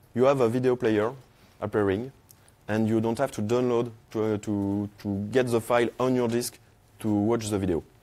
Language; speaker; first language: English; non-native, fluent; French